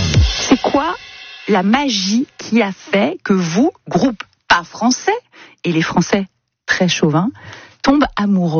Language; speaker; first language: French; native; French